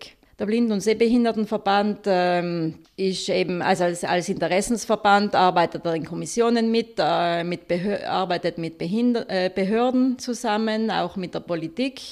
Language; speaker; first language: German; native; German